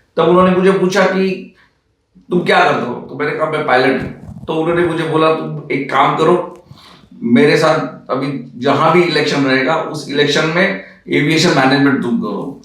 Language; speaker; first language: Hindi; non-native, local second language; Marathi